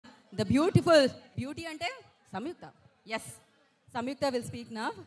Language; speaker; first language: Telugu; native; Telugu